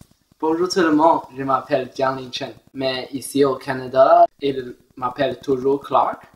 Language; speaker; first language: French; non-native, learner; Chinese